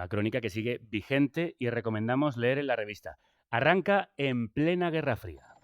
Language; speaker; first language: Spanish; native; Spanish